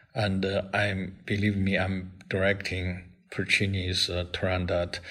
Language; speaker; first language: English; non-native, fluent; Chinese